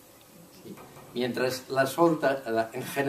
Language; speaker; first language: Spanish; non-native, local second language; Catalan